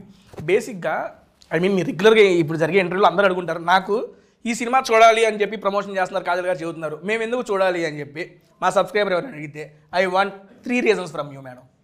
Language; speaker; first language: Telugu; native; Telugu